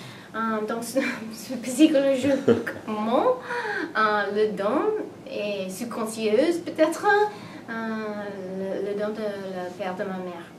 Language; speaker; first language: French; non-native, learner; English